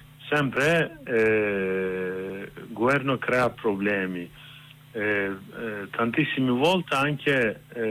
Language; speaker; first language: Italian; non-native, learner; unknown